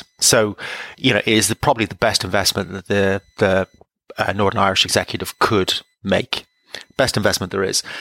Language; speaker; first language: English; native; English